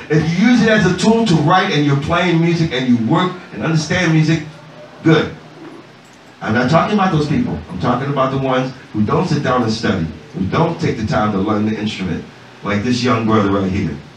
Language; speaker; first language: English; native; English